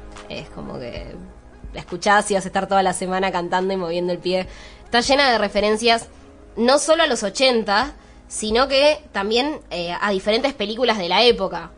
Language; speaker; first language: Spanish; native; Spanish